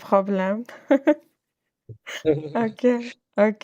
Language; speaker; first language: French; non-native, local second language; Arabic